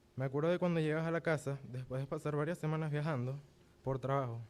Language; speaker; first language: Spanish; early bilingual, other home language; English